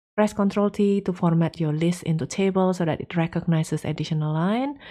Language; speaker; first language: English; non-native, fluent; Indonesian